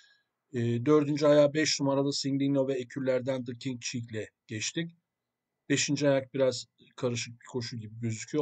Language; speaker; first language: Turkish; native; Turkish